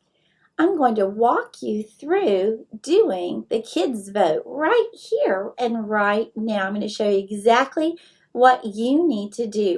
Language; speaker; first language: English; native; English